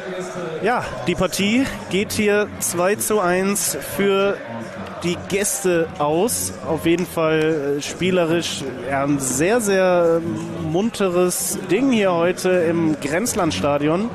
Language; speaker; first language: German; native; German